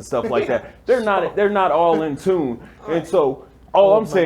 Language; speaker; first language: English; native; English